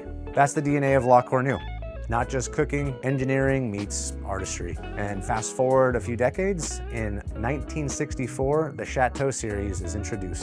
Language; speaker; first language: English; native; English